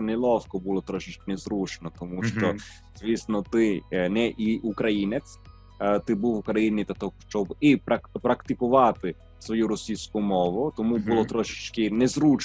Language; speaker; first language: Ukrainian; non-native, fluent; Italian